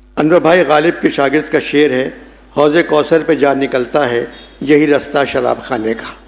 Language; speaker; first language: Urdu; native; Urdu